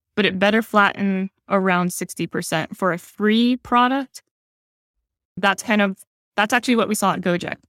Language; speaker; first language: English; native; English